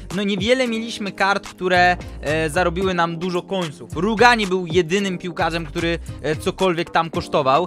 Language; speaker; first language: Polish; native; Polish